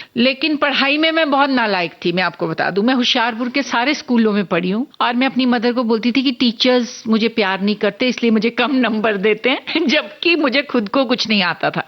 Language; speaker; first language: Hindi; non-native, local second language; Punjabi